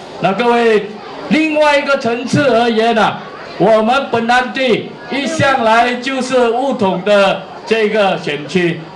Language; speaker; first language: Chinese; native; Chinese